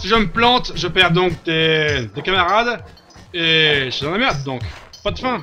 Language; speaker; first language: French; native; French